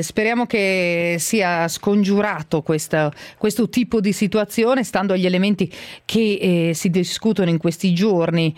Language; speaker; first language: Italian; native; Italian